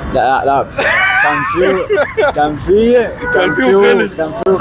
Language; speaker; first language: Arabic; native; Arabic